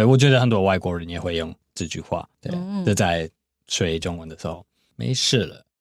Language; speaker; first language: Chinese; non-native, fluent; English